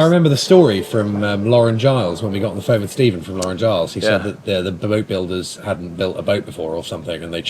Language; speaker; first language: English; native; English